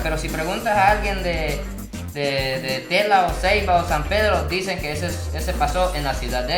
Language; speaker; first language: Spanish; non-native, fluent; Japanese